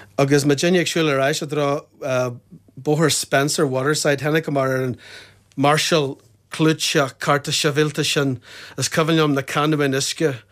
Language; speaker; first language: Irish; non-native, local second language; English